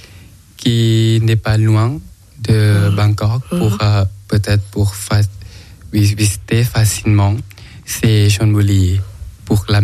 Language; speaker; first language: French; non-native, learner; Thai